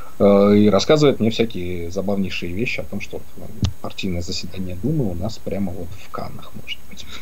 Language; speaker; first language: Russian; native; Russian